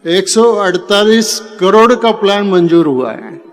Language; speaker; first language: Hindi; non-native, local second language; Marathi